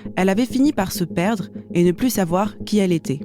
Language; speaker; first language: French; native; French